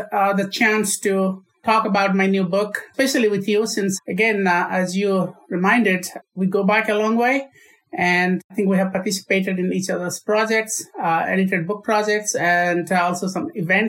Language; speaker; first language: English; non-native, local second language; Odia